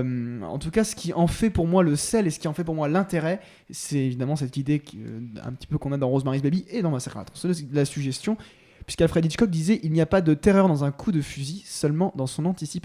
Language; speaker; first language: French; native; French